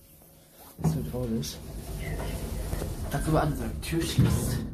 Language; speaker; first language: German; native; German